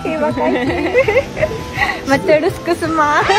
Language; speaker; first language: Indonesian; non-native, learner; Japanese